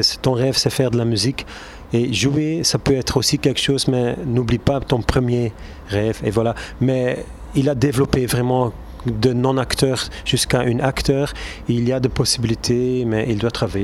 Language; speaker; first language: French; non-native, local second language; Turkish